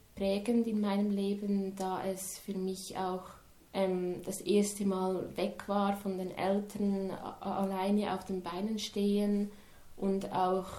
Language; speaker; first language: German; native; German